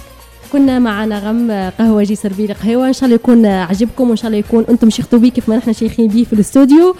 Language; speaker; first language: Arabic; native; Arabic